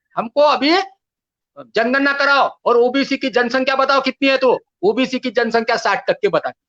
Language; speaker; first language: Hindi; non-native, local second language; Marathi